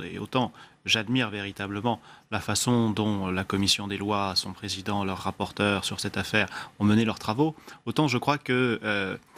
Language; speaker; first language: French; native; French